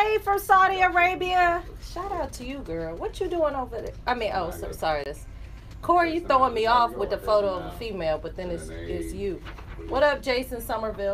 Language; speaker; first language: English; native; English